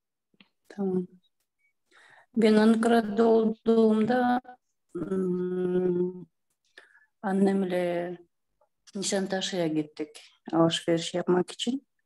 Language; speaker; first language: Turkish; non-native, learner; Kyrgyz